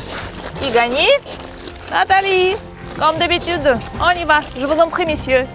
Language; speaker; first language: French; non-native, learner; Russian